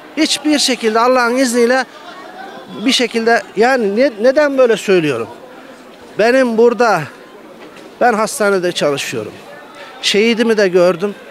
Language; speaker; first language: Turkish; native; Turkish